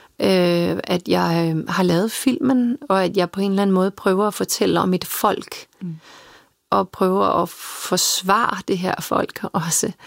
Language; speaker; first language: Danish; early bilingual, other home language; Serbian